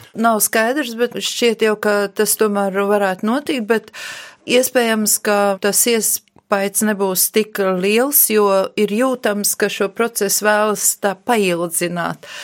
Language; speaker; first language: Latvian; native; Latvian